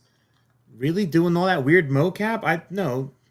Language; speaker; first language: English; native; English